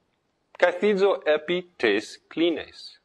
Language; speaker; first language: Greek; non-native, fluent; English